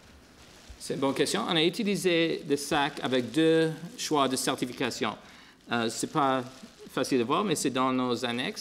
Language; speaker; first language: French; non-native, local second language; English